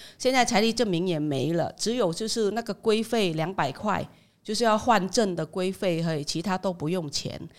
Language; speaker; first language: Chinese; non-native, fluent; Vietnamese